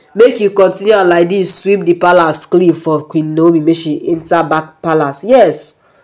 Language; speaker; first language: Nigerian Pidgin; non-native, local second language; Yoruba